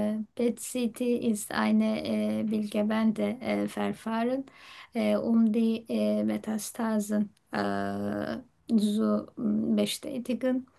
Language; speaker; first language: German; non-native, learner; Turkish